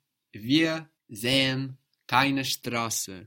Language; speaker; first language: German; non-native, fluent; English